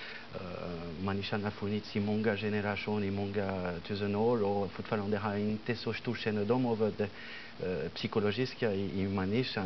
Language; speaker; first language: Swedish; non-native, fluent; French